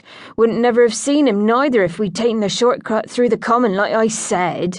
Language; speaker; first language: English; native; English